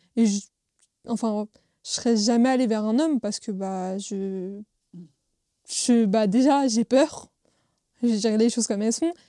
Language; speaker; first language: French; native; French